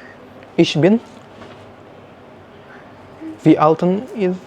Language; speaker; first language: German; non-native, learner; Indonesian